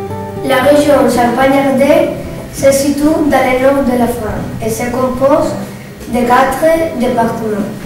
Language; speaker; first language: French; non-native, learner; Spanish